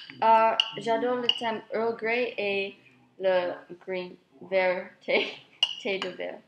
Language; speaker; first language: French; non-native, learner; English